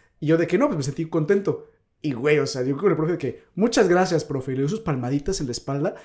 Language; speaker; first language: Spanish; native; Spanish